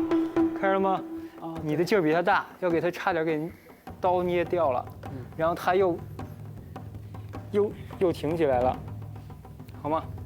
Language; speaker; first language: Chinese; native; Chinese